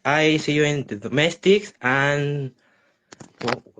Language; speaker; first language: English; non-native, learner; Spanish